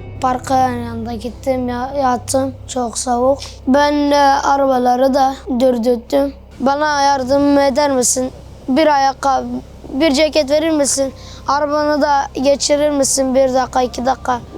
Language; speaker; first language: Turkish; early bilingual, other home language; Arabic